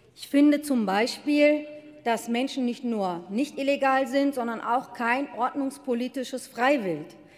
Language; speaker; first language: German; early bilingual, other home language; Turkish